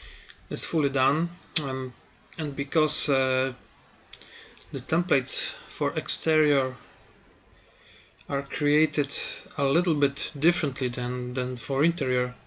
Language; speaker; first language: English; non-native, fluent; Polish